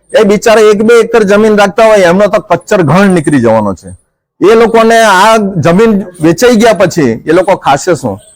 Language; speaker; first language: Gujarati; native; Gujarati